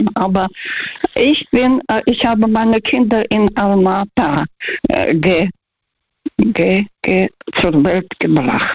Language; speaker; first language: German; non-native, local second language; Russian